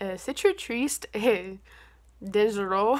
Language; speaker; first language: French; non-native, learner; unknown